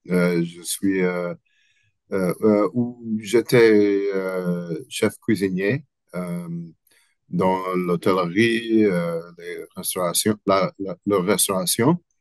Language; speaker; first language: French; non-native, learner; English